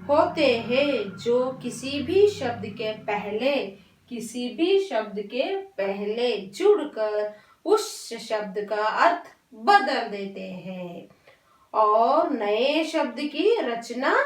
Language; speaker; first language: Hindi; non-native, local second language; Kannada